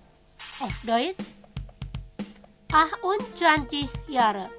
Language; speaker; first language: German; non-native, fluent; Indonesian